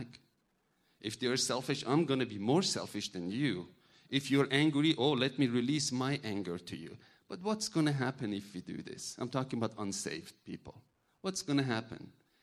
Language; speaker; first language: English; non-native, fluent; Persian